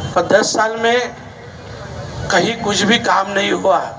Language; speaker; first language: Hindi; non-native, local second language; Marathi